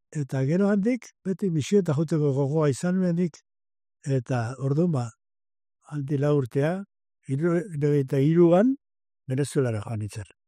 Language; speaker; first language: Basque; native; Basque